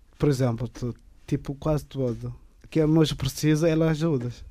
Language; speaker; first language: Portuguese; non-native, learner; Tigrinya